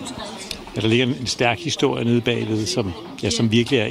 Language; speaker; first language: Danish; native; Danish